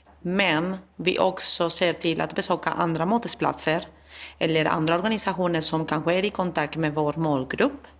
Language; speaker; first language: Swedish; non-native, fluent; Spanish